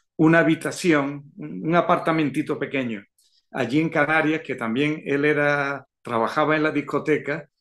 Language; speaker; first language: Spanish; native; Spanish